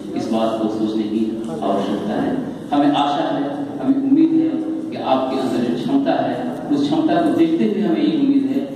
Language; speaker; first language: Hindi; native; Hindi